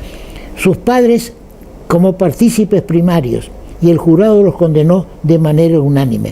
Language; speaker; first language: Spanish; native; Spanish